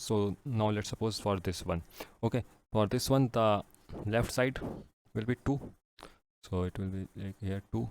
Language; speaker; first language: English; non-native, local second language; Hindi